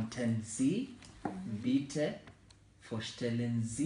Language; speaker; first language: German; non-native, learner; Swahili